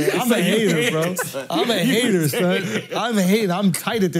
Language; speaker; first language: English; native; English